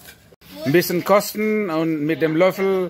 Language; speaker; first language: German; non-native, fluent; Indonesian